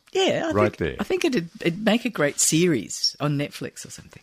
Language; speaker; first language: English; native; English